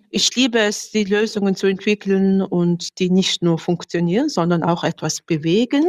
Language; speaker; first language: German; non-native, fluent; Mongolian